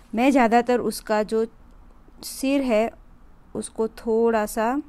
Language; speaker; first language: Hindi; non-native, local second language; Gujarati